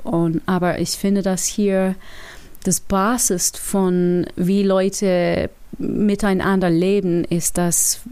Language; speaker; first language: German; non-native, learner; English